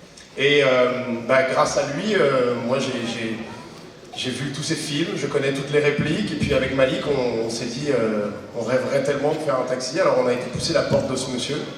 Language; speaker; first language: French; native; French